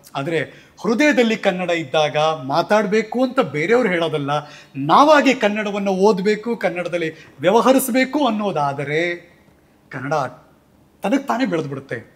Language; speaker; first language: Kannada; native; Kannada